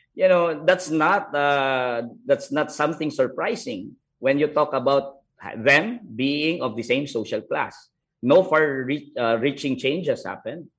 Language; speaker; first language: English; non-native, local second language; Hiligaynon